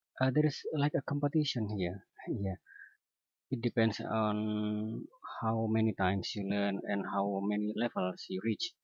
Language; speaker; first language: English; non-native, learner; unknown